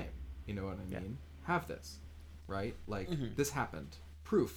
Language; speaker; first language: English; native; English